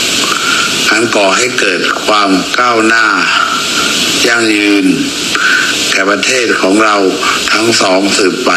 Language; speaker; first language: Thai; native; Thai